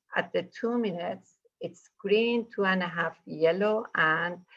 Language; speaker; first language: English; non-native, fluent; Persian